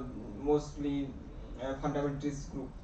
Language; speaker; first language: English; non-native, learner; Bangla